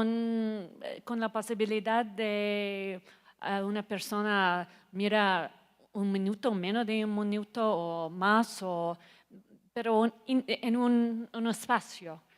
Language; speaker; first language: Spanish; non-native, learner; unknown